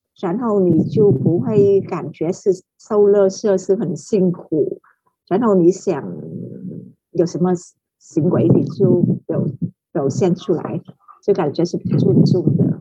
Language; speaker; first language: Chinese; non-native, fluent; Vietnamese